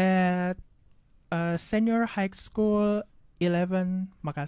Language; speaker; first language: English; non-native, learner; Indonesian